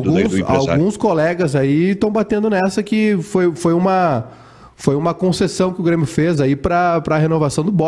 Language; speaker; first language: Portuguese; native; Portuguese